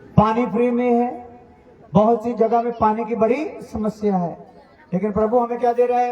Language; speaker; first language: Hindi; non-native, local second language; Punjabi